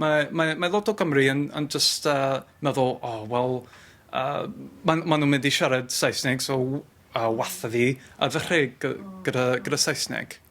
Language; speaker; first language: Welsh; non-native, fluent; English